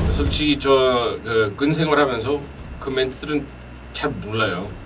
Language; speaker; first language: Korean; non-native, fluent; English